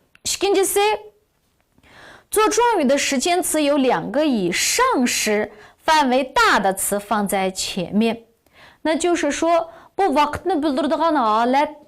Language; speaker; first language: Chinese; non-native, local second language; Uyghur